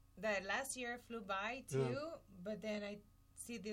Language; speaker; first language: English; non-native, fluent; Spanish